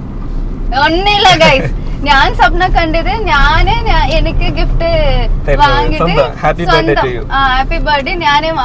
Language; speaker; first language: Malayalam; early bilingual, heritage; Malayalam